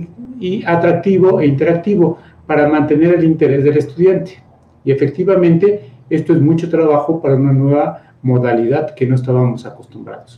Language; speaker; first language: Spanish; native; Spanish